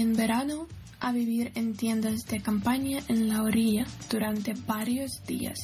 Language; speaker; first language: Spanish; non-native, learner; Ukrainian